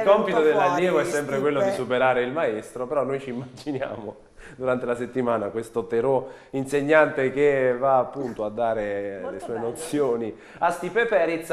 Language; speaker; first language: Italian; native; Italian